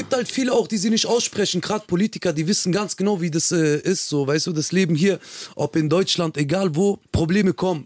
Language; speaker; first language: German; early bilingual, other home language; Kurdish